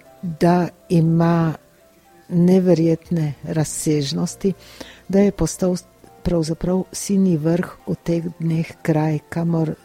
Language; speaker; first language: Slovenian; native; Slovenian